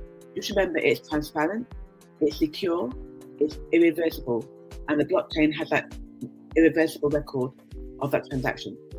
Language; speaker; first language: English; native; English